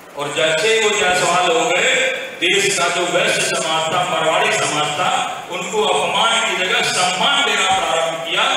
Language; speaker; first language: Hindi; native; Hindi